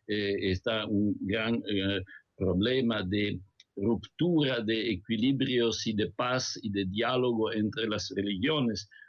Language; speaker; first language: Spanish; non-native, fluent; Italian